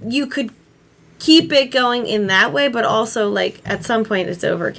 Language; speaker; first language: English; native; English